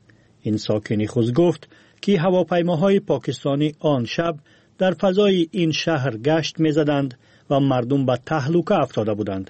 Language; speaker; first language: Persian; native; Persian